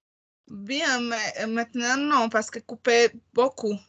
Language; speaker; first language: French; non-native, learner; Portuguese